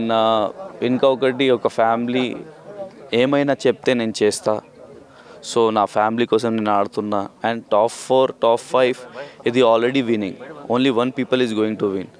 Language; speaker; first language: Telugu; non-native, learner; Hindi